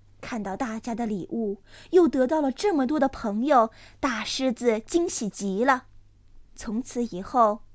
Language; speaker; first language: Chinese; native; Chinese